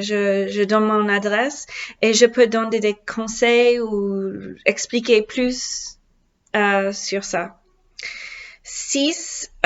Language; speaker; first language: French; non-native, learner; English